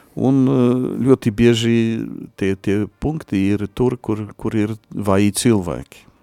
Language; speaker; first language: Latvian; non-native, fluent; Polish